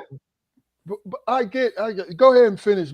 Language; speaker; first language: English; native; English